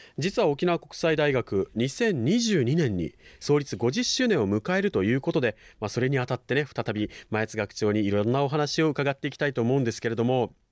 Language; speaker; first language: Japanese; native; Japanese